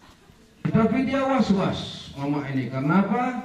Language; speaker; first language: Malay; non-native, local second language; Balinese